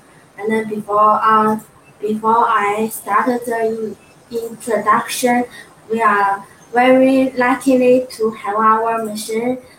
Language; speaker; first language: English; non-native, learner; Chinese